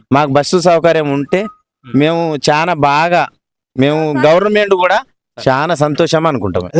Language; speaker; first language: Telugu; non-native, local second language; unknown